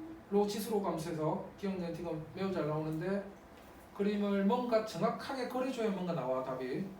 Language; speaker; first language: Korean; native; Korean